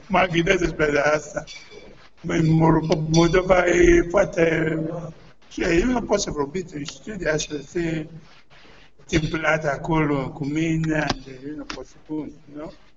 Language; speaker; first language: Romanian; non-native, learner; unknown